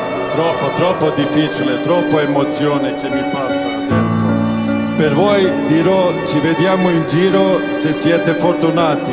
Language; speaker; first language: Italian; non-native, fluent; Swedish